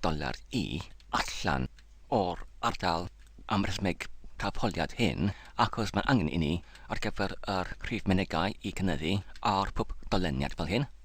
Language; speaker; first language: Welsh; non-native, learner; English